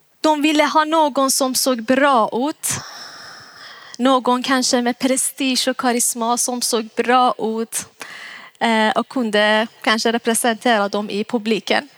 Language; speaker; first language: Swedish; non-native, fluent; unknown